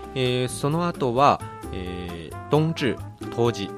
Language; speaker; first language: Japanese; non-native, fluent; Chinese